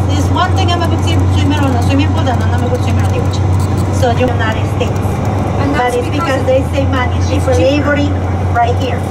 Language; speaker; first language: English; non-native, fluent; Spanish